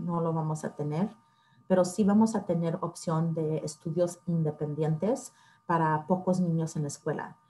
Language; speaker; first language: Spanish; early bilingual, heritage; Spanish